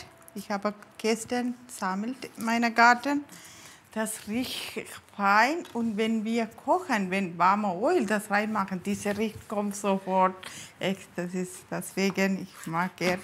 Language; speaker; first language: German; non-native, learner; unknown